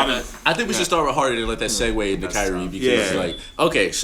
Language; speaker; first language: English; native; English